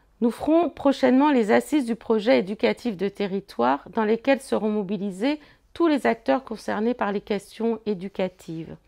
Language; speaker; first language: French; native; French